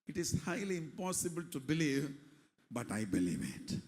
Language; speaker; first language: English; non-native, local second language; Tamil